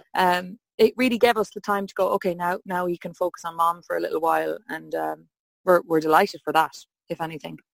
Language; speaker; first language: English; native; English